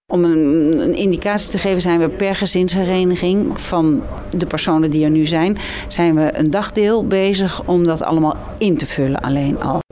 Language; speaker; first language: Dutch; native; Dutch